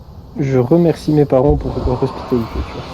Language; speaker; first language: French; native; French